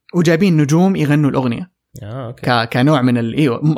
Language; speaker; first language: Arabic; native; Arabic